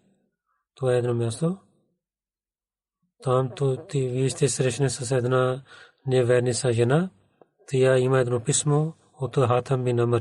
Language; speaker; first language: Bulgarian; non-native, learner; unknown